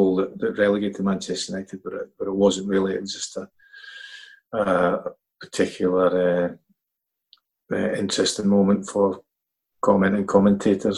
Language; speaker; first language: English; native; English